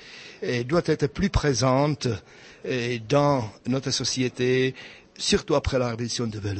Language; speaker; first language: French; non-native, fluent; Czech